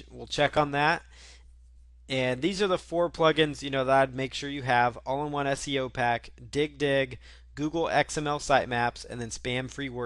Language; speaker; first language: English; native; English